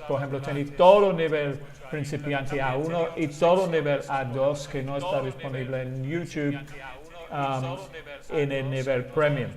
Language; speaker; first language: Spanish; non-native, fluent; English